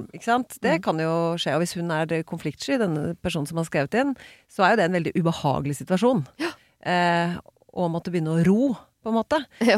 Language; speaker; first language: Norwegian; native; Norwegian